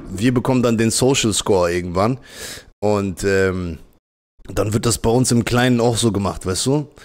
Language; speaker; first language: German; native; German